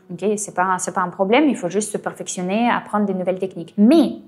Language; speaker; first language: French; non-native, fluent; Russian